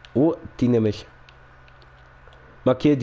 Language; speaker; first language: German; native; German